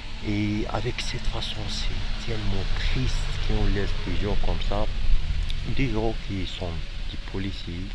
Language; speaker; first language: French; non-native, fluent; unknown